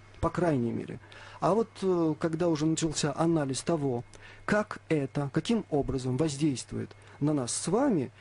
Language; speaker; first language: Russian; native; Russian